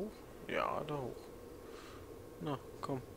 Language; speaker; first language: German; native; German